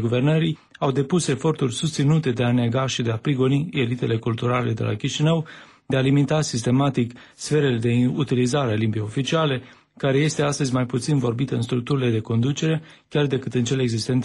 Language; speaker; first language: Romanian; native; Romanian